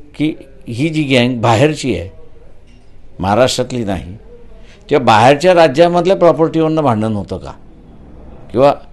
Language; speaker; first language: Marathi; native; Marathi